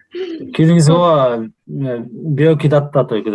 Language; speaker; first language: Japanese; non-native, fluent; Kyrgyz